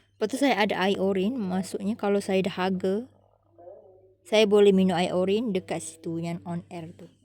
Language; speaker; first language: Malay; native; Malay